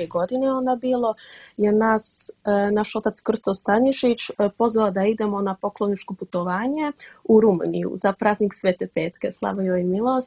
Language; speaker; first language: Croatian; early bilingual, heritage; Dutch